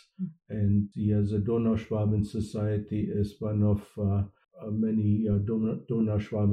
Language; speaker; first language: English; non-native, fluent; German